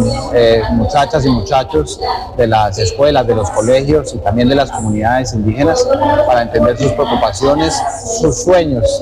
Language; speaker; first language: Spanish; native; Spanish